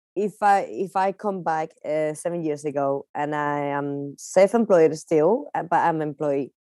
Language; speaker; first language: English; non-native, fluent; Spanish